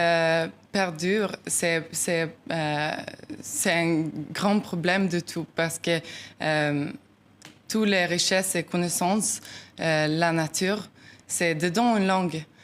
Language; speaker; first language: French; non-native, learner; Norwegian